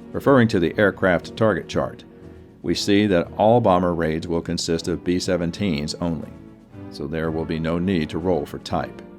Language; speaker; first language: English; native; English